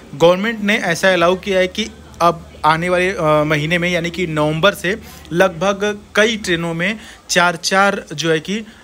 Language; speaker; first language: Hindi; native; Hindi